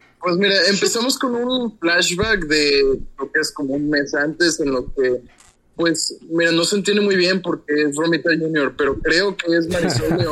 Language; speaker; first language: Spanish; native; Spanish